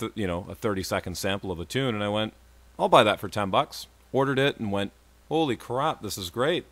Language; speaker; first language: English; native; English